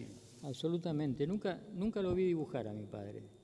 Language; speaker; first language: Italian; non-native, learner; Spanish